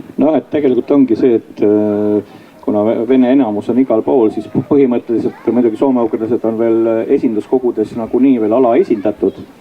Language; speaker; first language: Estonian; native; Estonian